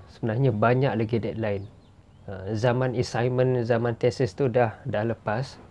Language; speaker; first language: Malay; non-native, fluent; Western Cham